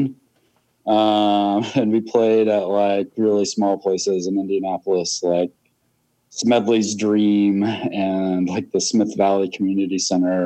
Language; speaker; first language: English; native; English